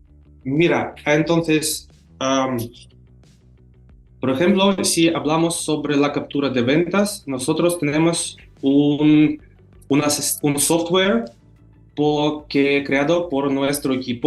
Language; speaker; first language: Spanish; non-native, fluent; Russian